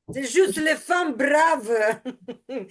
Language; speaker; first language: French; non-native, learner; Ukrainian